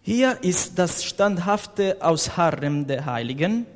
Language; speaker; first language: German; non-native, learner; Italian